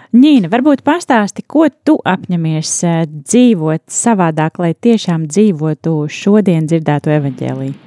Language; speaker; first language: Latvian; native; Latvian